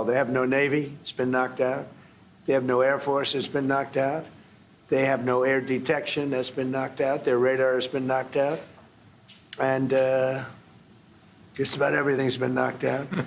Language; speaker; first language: English; native; English